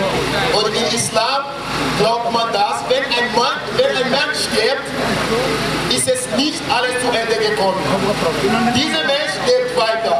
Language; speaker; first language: German; non-native, fluent; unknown